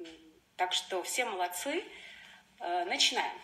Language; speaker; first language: Russian; native; Russian